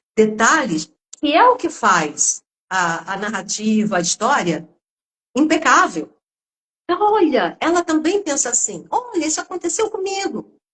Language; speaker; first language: Portuguese; native; Portuguese